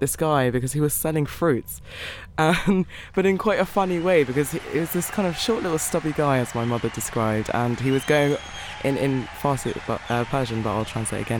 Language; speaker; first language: English; native; English